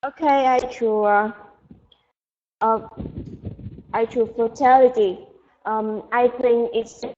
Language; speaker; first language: English; non-native, learner; Vietnamese